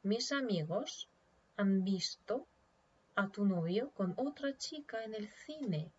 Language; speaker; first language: Spanish; non-native, fluent; Ukrainian